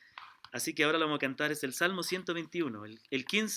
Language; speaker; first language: Spanish; native; Spanish